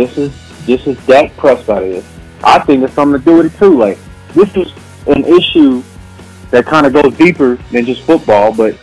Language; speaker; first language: English; native; English